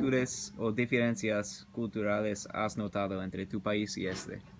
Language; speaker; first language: Spanish; early bilingual, heritage; English